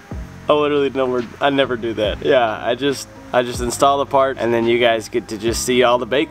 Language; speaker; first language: English; native; English